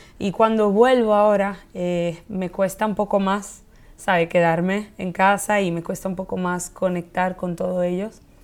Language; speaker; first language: Spanish; early bilingual, heritage; Spanish